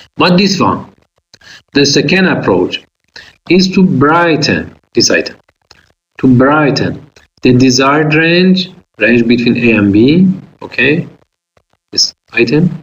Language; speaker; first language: English; non-native, fluent; Persian